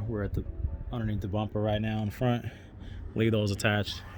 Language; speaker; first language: English; native; English